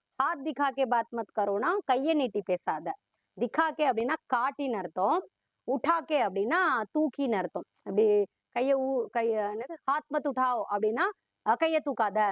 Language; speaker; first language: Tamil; early bilingual, heritage; Tamil